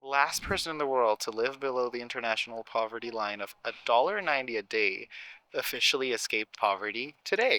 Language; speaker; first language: English; native; English